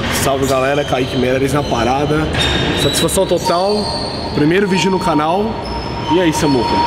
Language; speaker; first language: Portuguese; native; Portuguese